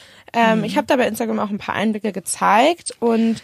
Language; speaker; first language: German; native; German